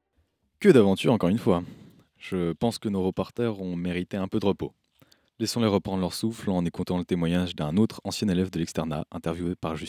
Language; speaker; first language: French; native; French